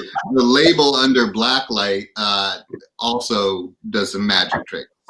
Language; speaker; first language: English; native; English